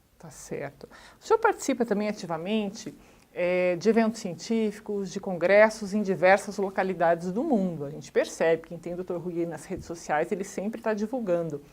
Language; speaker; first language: Portuguese; native; Portuguese